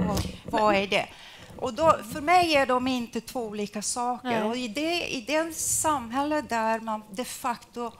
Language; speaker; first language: Swedish; non-native, fluent; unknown